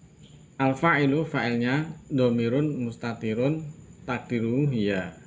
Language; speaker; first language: Arabic; non-native, fluent; Indonesian